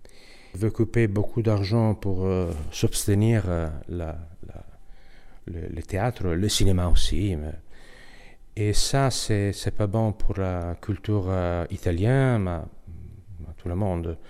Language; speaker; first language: French; non-native, learner; Italian